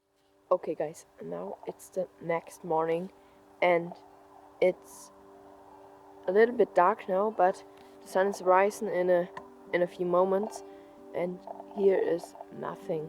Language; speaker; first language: English; non-native, learner; German